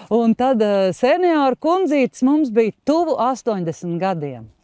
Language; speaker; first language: Latvian; native; Latvian